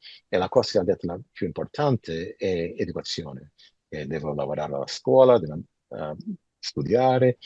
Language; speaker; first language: Italian; early bilingual, heritage; Italian